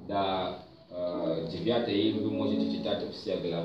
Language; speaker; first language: Russian; non-native, fluent; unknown